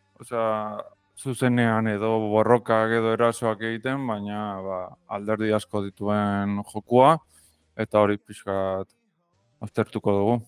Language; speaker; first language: Basque; native; Basque